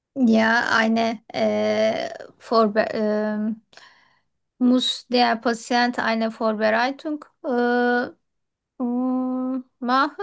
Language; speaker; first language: German; non-native, learner; Turkish